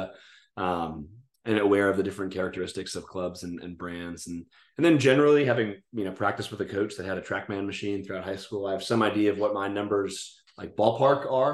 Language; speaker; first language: English; native; English